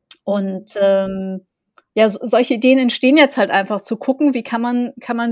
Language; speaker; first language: German; native; German